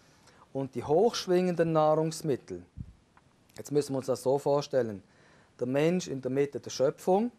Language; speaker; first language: German; native; German